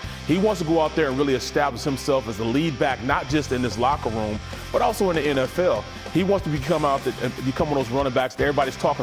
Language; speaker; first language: English; native; English